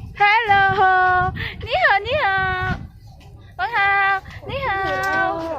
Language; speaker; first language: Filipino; non-native, local second language; Bikol